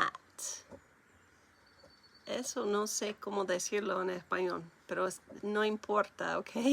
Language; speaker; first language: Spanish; non-native, learner; English